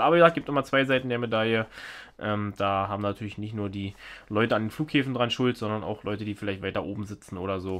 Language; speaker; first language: German; native; German